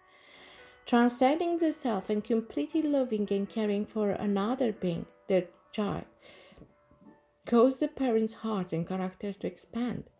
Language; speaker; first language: English; non-native, fluent; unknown